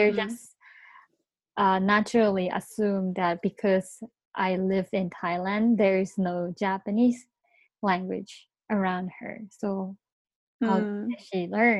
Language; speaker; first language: English; non-native, fluent; Japanese